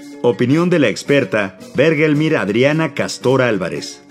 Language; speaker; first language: Spanish; native; Spanish